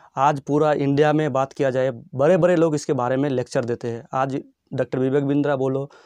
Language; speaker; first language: Hindi; non-native, local second language; Bangla